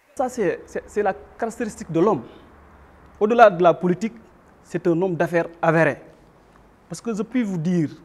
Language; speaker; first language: French; non-native, local second language; Wolof